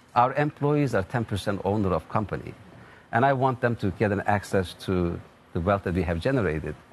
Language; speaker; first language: English; non-native, fluent; Turkish